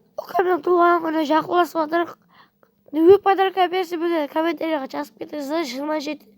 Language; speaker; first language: Uzbek; non-native, local second language; Kara-Kalpak